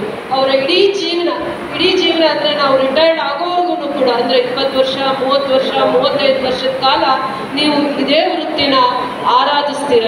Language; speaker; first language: Kannada; native; Kannada